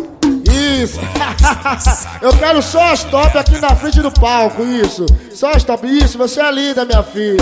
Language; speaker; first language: Portuguese; native; Portuguese